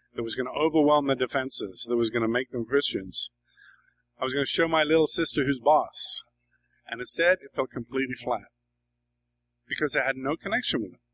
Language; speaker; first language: English; native; English